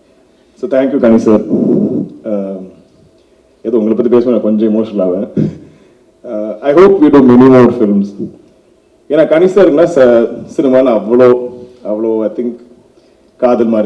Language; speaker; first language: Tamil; non-native, local second language; Malayalam